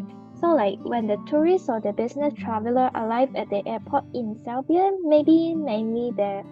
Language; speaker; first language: English; non-native, fluent; Japanese